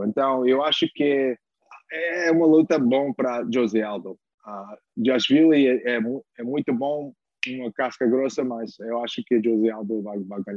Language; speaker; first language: Portuguese; non-native, learner; English